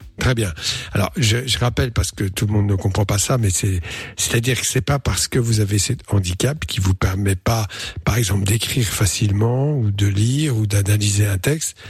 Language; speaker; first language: French; native; French